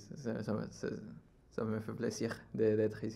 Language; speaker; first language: French; non-native, learner; Spanish